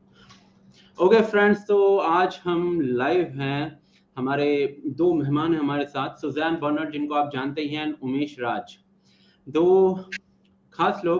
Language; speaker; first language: Hindi; native; Hindi